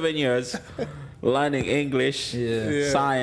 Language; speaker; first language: English; non-native, local second language; Ganda